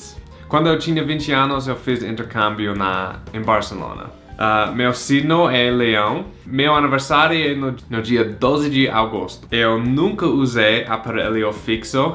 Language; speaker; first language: Portuguese; non-native, fluent; English